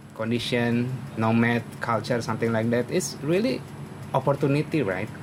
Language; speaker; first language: English; non-native, learner; Indonesian